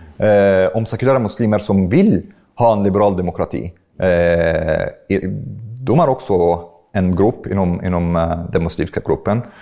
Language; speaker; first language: Swedish; non-native, fluent; Arabic